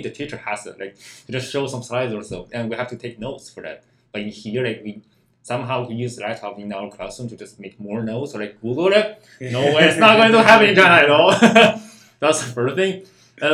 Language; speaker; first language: English; non-native, fluent; Chinese